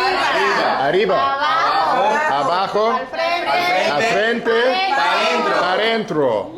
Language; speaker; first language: Spanish; non-native, learner; English